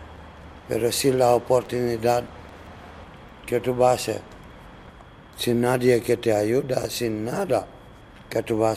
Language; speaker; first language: Spanish; non-native, learner; Arabic